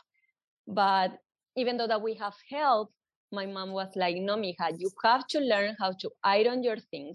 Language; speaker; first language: English; non-native, fluent; Spanish